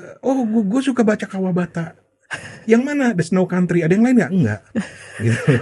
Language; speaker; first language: Indonesian; native; Indonesian